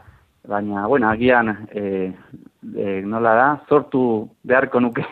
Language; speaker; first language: Basque; non-native, fluent; Spanish